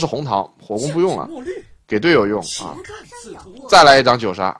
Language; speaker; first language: Chinese; native; Chinese